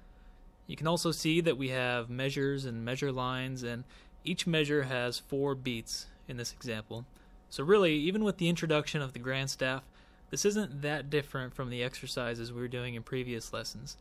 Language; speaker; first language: English; native; English